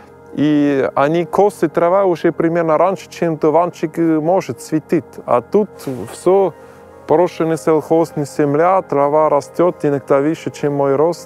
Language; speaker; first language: Russian; non-native, learner; German